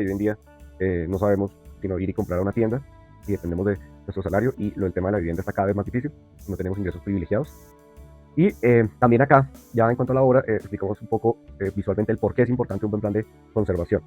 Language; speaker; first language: Spanish; native; Spanish